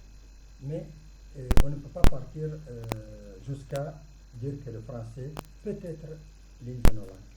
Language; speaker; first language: French; non-native, local second language; Arabic